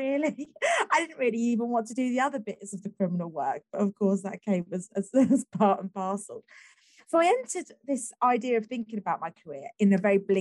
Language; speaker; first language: English; native; English